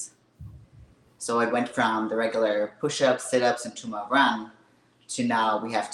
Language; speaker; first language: English; non-native, fluent; German